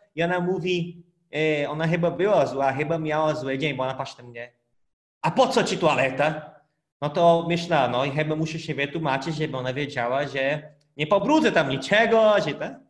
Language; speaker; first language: Polish; non-native, fluent; Portuguese